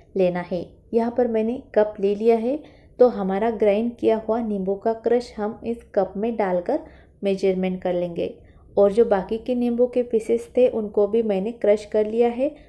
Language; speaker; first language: Hindi; non-native, local second language; Marathi